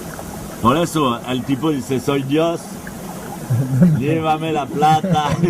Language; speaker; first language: Spanish; non-native, fluent; French